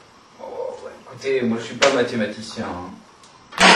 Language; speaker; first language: French; native; French